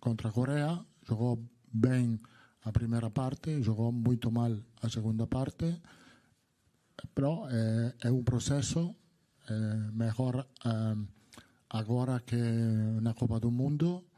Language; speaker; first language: Portuguese; non-native, learner; Italian